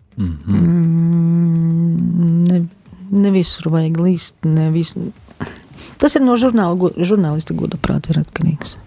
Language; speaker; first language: Latvian; native; Latvian